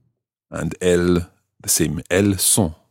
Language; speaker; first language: French; non-native, fluent; English